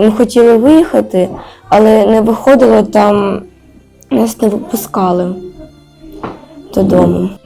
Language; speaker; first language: Ukrainian; non-native, local second language; Russian